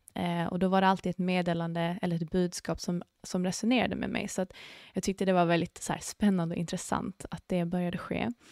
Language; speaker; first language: Swedish; early bilingual, other home language; English